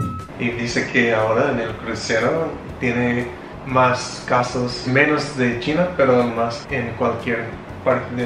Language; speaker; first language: Spanish; non-native, fluent; English